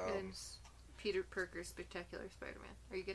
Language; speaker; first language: English; native; English